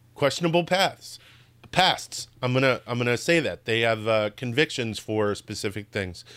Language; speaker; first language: English; native; English